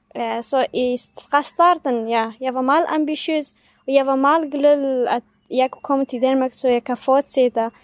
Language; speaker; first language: Danish; non-native, fluent; Kurdish